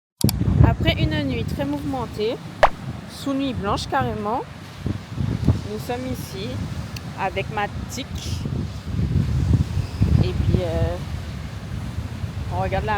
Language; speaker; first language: French; native; French